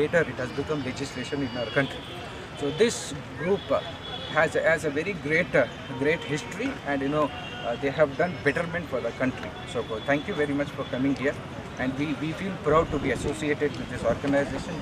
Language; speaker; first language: English; non-native, local second language; Telugu